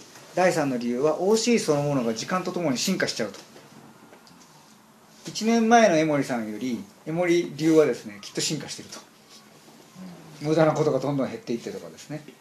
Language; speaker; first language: Japanese; native; Japanese